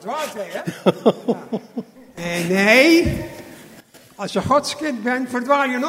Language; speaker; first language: Dutch; non-native, fluent; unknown